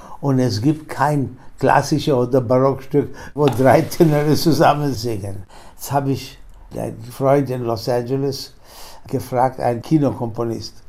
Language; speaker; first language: German; non-native, fluent; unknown